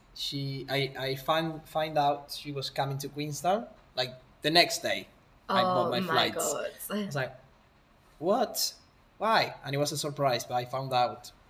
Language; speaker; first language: English; non-native, fluent; Spanish